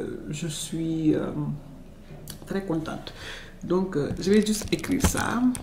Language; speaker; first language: French; non-native, local second language; Wolof